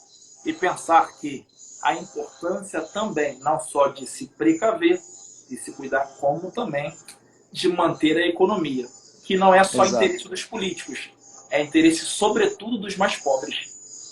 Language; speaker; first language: Portuguese; native; Portuguese